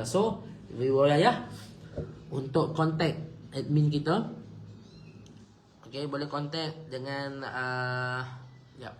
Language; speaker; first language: Malay; native; Malay